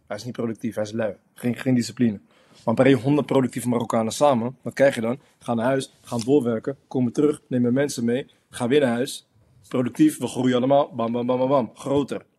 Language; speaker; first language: Dutch; early bilingual, other home language; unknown